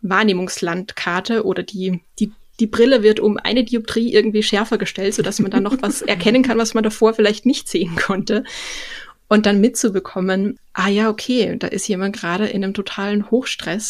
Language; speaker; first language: German; native; German